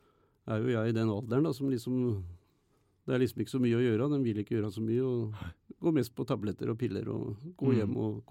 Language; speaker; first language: Norwegian; native; Norwegian